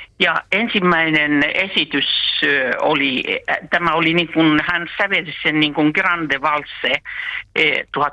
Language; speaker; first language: Finnish; native; Finnish